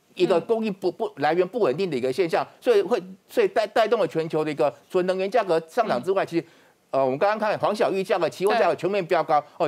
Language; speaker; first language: Chinese; native; Chinese